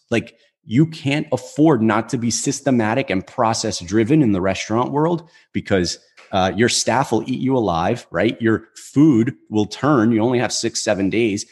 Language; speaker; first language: English; native; English